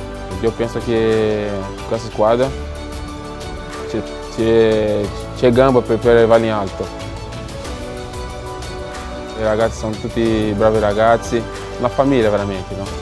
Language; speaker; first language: Italian; non-native, fluent; Portuguese